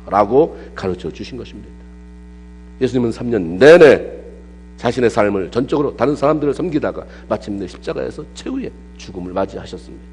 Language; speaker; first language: Korean; native; Korean